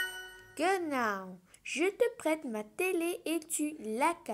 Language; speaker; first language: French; non-native, learner; English